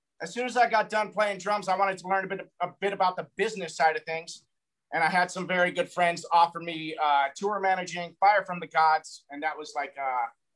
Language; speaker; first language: English; native; English